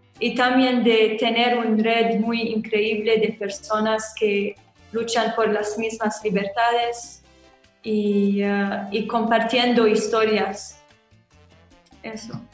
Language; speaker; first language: Spanish; non-native, learner; Arabic